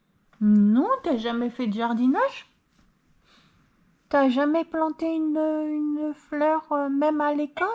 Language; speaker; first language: French; native; French